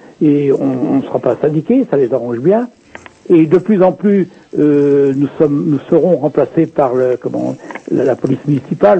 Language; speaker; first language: French; native; French